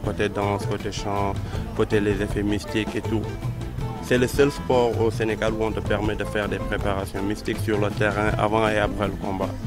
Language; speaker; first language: French; non-native, local second language; Wolof